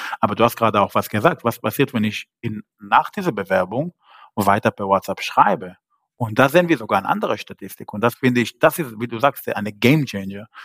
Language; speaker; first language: German; non-native, fluent; Hebrew